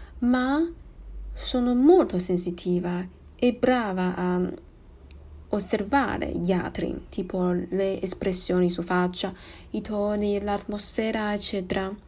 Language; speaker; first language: Italian; non-native, fluent; Chinese